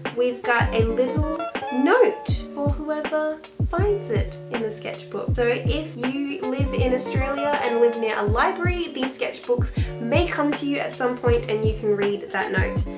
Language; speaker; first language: English; native; English